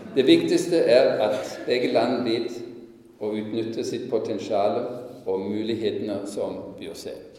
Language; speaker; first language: Norwegian; non-native, fluent; German